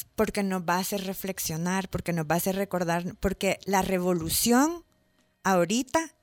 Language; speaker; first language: Spanish; native; Spanish